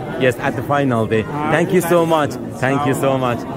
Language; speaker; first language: English; non-native, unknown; Persian